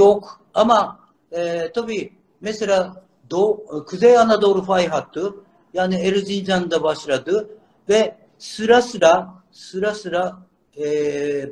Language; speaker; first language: Turkish; non-native, learner; Japanese